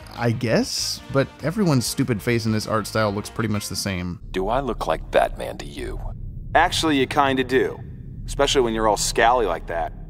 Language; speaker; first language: English; native; English